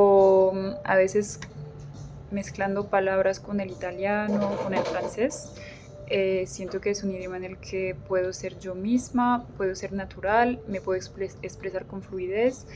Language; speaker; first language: Spanish; non-native, fluent; French